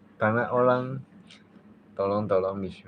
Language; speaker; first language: Indonesian; non-native, learner; Cantonese